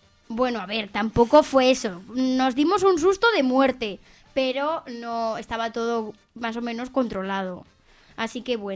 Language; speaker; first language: Spanish; native; Spanish